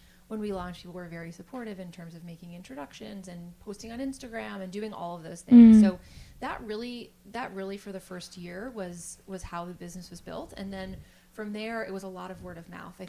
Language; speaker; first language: English; native; English